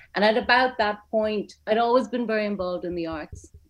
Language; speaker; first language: English; native; English